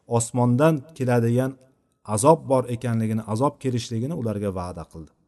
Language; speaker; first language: Uzbek; native; Uzbek